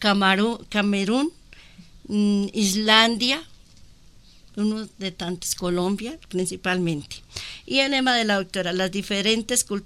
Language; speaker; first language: Spanish; native; Spanish